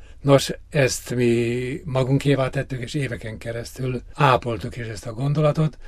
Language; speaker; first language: Hungarian; native; Hungarian